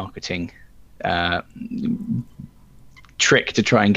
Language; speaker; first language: English; native; English